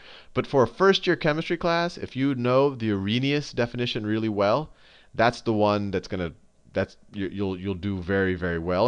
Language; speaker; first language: English; native; English